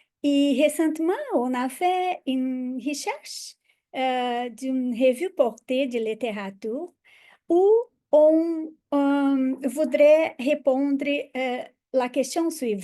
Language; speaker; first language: French; non-native, fluent; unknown